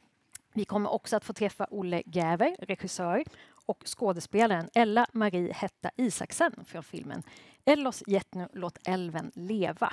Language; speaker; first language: Swedish; native; Swedish